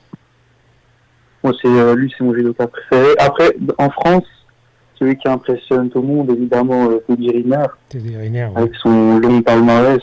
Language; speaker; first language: French; early bilingual, other home language; Armenian